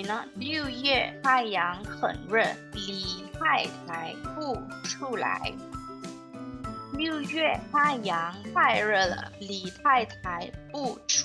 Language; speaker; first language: Chinese; non-native, learner; English